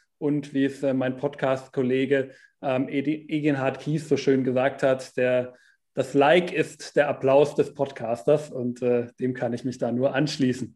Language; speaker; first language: German; native; German